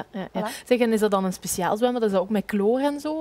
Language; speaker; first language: Dutch; native; Dutch